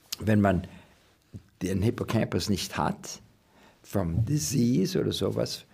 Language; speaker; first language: German; non-native, learner; English